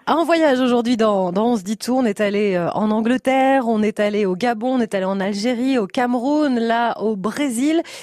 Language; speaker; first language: French; native; French